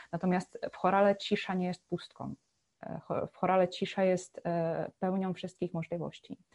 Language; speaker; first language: Polish; non-native, fluent; Czech